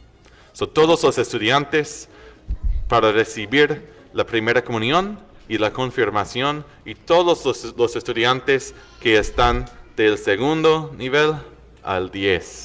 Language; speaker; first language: Spanish; non-native, learner; English